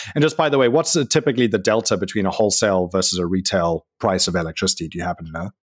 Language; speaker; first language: English; native; English